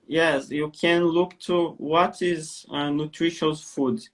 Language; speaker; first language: English; non-native, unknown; Portuguese